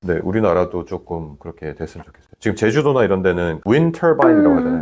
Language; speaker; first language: Korean; native; Korean